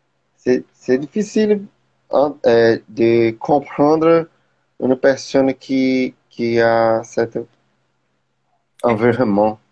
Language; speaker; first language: French; non-native, learner; Portuguese